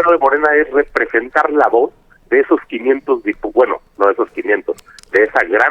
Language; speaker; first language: Spanish; native; Spanish